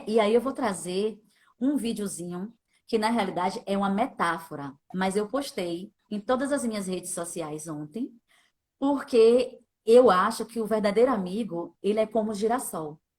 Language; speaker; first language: Portuguese; native; Portuguese